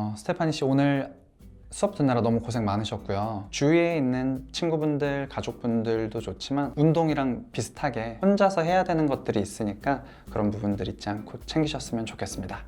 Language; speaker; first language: Korean; native; Korean